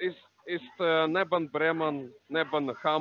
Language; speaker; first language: German; non-native, learner; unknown